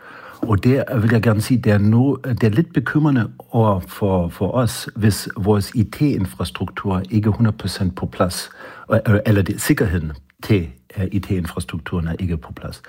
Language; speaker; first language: Danish; non-native, fluent; German